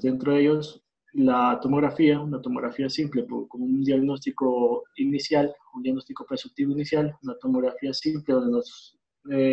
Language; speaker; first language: Spanish; native; Spanish